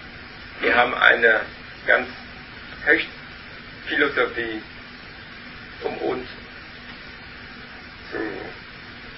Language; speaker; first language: German; non-native, learner; Vietnamese